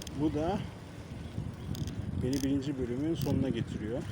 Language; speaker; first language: Turkish; native; Turkish